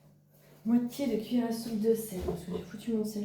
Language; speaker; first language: French; native; French